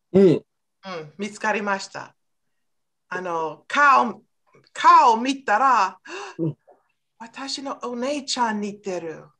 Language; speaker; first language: Japanese; non-native, learner; English